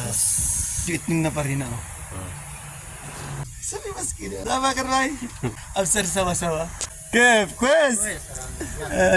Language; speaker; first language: Arabic; non-native, learner; Filipino